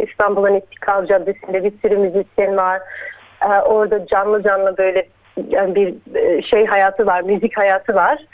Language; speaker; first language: Turkish; early bilingual, heritage; Turkish